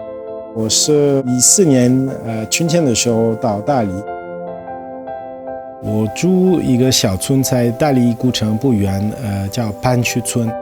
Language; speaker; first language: Chinese; non-native, fluent; French